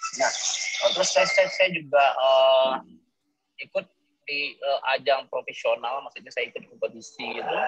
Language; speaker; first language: Indonesian; non-native, local second language; Minangkabau